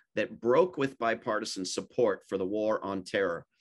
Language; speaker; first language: English; native; English